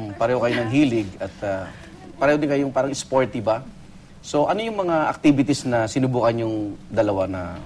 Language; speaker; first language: Filipino; native; Filipino